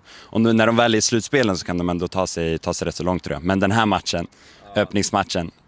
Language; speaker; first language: Swedish; early bilingual, other home language; English